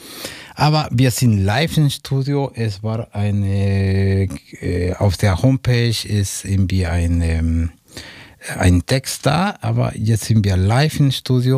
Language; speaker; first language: German; non-native, fluent; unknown